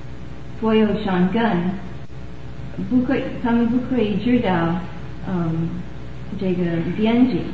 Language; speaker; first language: Chinese; non-native, learner; English